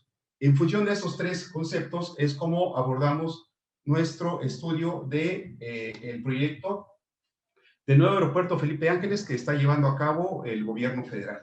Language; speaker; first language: Spanish; native; Spanish